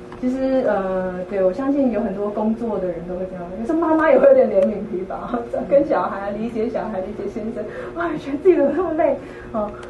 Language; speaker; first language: Chinese; native; Chinese